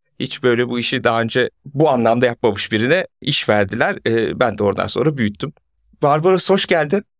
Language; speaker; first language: Turkish; native; Turkish